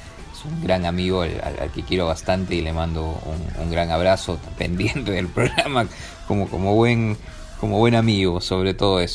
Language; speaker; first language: Spanish; native; Spanish